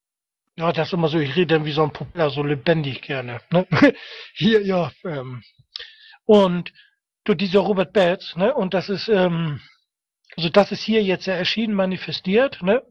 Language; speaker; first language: German; native; German